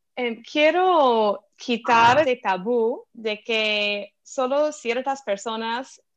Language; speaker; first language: Spanish; non-native, fluent; English